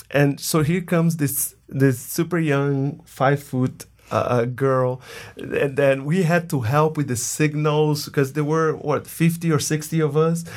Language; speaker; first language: English; non-native, fluent; Portuguese